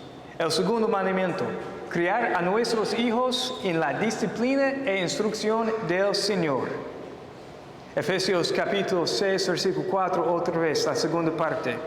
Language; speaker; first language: Spanish; non-native, fluent; English